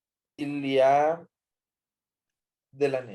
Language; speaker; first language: French; non-native, learner; Spanish